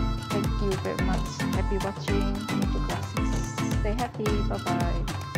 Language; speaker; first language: English; non-native, learner; Indonesian